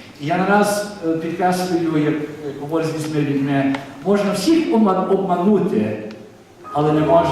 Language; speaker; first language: Ukrainian; early bilingual, heritage; Ukrainian